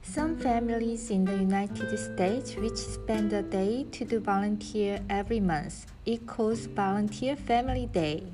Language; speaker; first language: English; non-native, learner; Korean